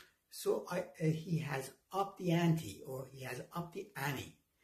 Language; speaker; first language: English; non-native, fluent; Persian